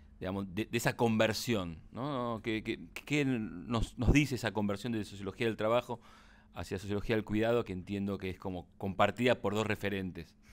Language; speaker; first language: Spanish; native; Spanish